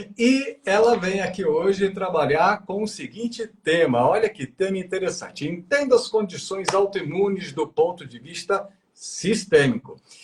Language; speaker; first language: Portuguese; native; Portuguese